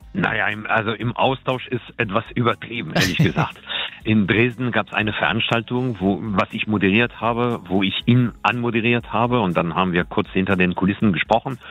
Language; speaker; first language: German; non-native, fluent; French